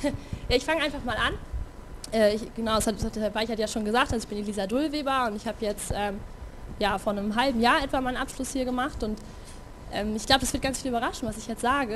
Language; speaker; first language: German; native; German